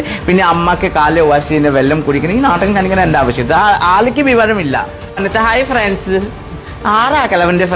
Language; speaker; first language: Malayalam; non-native, learner; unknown